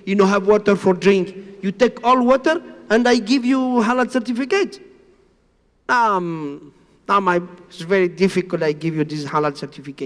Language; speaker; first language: English; non-native, learner; Spanish